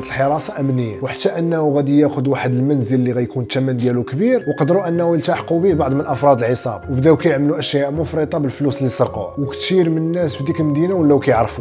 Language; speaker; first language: Arabic; native; Arabic